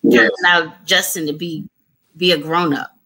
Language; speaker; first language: English; native; English